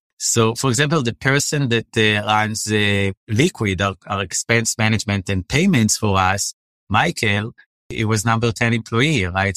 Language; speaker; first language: English; non-native, fluent; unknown